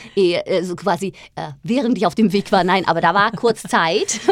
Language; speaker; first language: German; non-native, fluent; Slovak